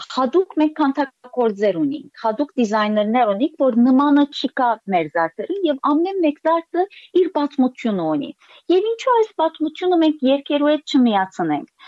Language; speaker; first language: Armenian; early bilingual, heritage; Armenian